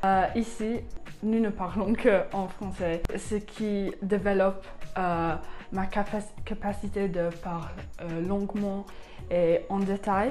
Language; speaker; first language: French; non-native, learner; English